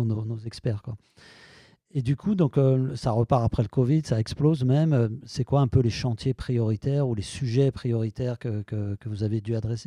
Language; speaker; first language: French; native; French